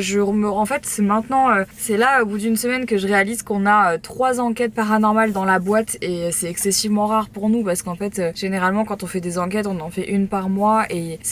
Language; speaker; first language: French; native; French